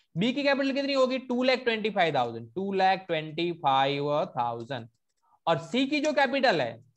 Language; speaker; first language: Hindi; non-native, local second language; Gujarati